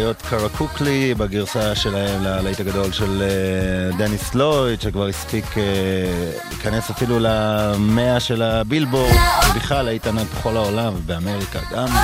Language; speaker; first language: Hebrew; native; Hebrew